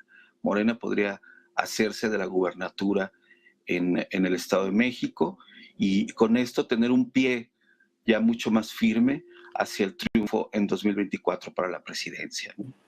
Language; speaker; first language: Spanish; native; Spanish